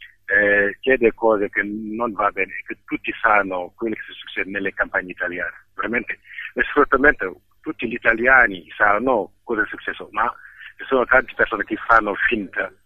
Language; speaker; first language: Italian; non-native, fluent; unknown